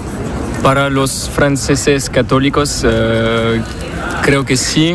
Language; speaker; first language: Spanish; non-native, learner; French